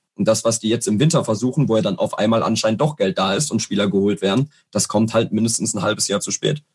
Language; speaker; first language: German; native; German